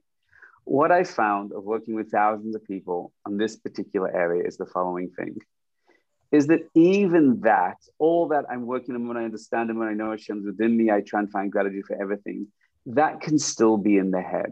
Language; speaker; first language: English; native; English